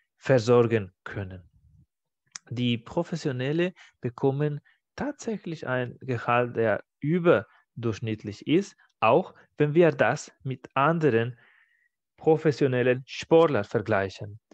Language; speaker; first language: German; non-native, fluent; Spanish